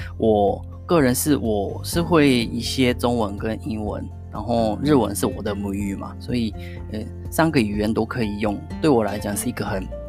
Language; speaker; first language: Chinese; non-native, fluent; Japanese